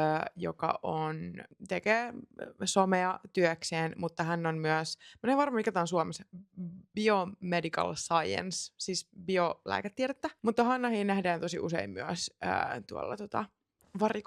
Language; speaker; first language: Finnish; native; Finnish